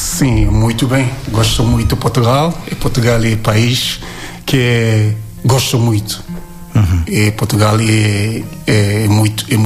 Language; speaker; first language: Portuguese; non-native, learner; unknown